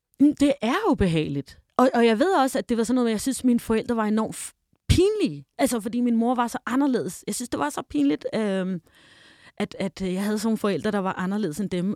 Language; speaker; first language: Danish; early bilingual, heritage; Danish